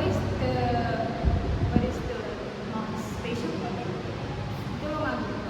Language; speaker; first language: English; non-native, learner; Indonesian